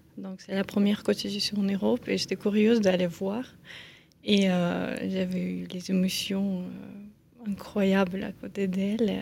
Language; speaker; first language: French; non-native, fluent; Ukrainian